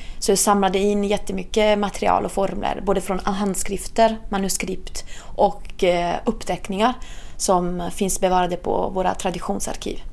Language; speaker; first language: Swedish; non-native, fluent; Italian